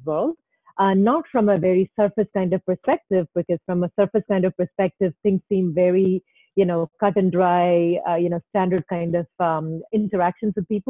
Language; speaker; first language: English; non-native, local second language; Malayalam